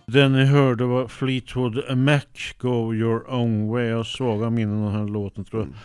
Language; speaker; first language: Swedish; native; Swedish